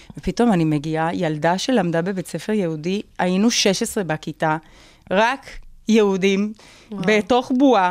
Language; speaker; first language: Hebrew; non-native, fluent; Spanish